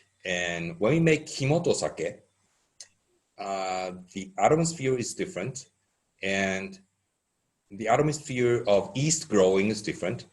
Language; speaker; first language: English; non-native, fluent; Japanese